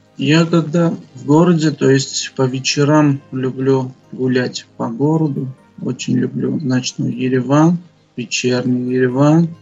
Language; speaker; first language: Russian; non-native, fluent; Armenian